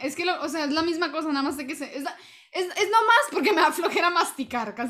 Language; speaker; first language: Spanish; early bilingual, heritage; Spanish